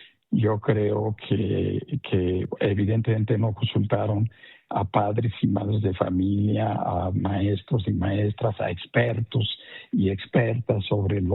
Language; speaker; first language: Spanish; native; Spanish